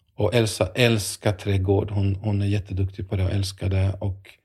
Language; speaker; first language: Swedish; native; Swedish